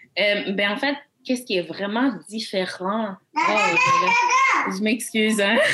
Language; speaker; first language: French; early bilingual, other home language; Haitian Creole